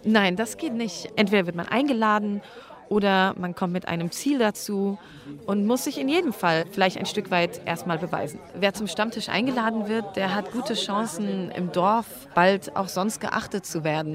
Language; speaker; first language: German; native; German